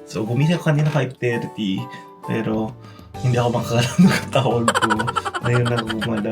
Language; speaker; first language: Filipino; early bilingual, heritage; Filipino